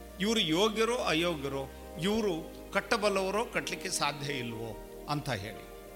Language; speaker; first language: Kannada; native; Kannada